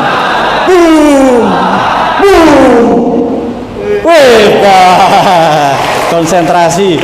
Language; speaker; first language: Indonesian; native; Indonesian